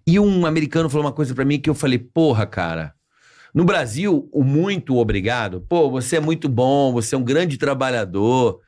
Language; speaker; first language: Portuguese; native; Portuguese